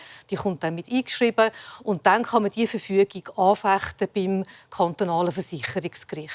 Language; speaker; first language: German; native; German